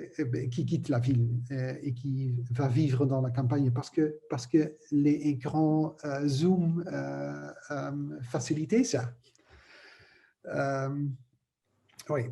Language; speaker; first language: French; non-native, learner; Dutch